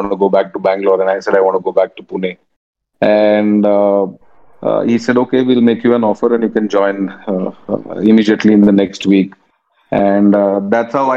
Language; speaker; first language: English; non-native, local second language; Tamil